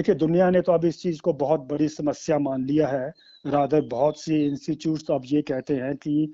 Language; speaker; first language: Hindi; native; Hindi